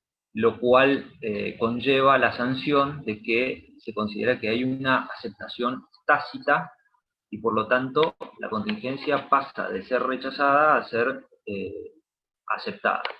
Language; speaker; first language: Spanish; native; Spanish